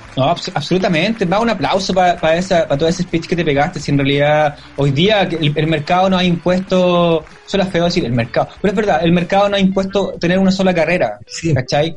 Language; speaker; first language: Spanish; native; Spanish